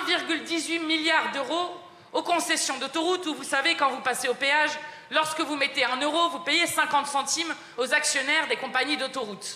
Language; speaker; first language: French; native; French